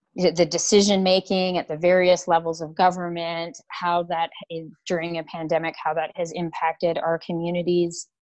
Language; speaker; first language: English; native; English